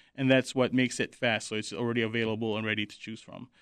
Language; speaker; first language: English; non-native, local second language; Filipino